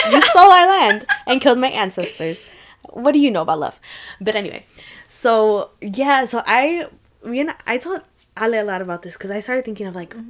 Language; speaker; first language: English; early bilingual, other home language; Spanish